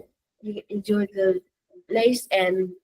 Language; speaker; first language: English; non-native, learner; Vietnamese